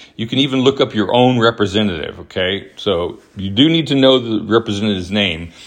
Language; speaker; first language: English; native; English